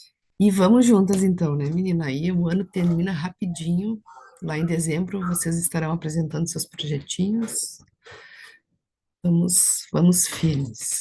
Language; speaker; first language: Portuguese; native; Portuguese